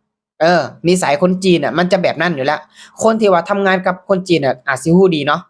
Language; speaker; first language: Thai; non-native, local second language; Northeastern Thai